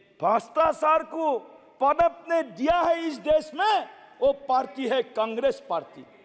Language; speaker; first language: Hindi; non-native, local second language; Assamese